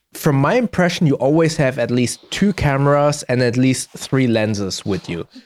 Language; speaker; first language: English; early bilingual, heritage; German